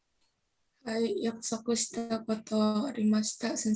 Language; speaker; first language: Japanese; non-native, learner; Indonesian